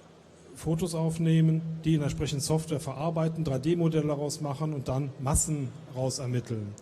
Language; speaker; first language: German; native; German